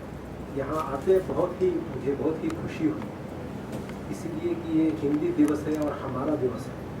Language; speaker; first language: Hindi; non-native, local second language; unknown